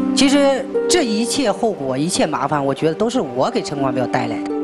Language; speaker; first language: Chinese; native; Chinese